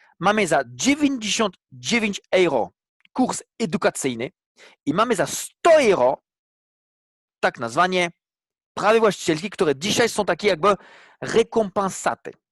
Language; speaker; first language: Polish; non-native, fluent; French